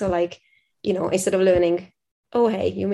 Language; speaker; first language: English; non-native, fluent; Hungarian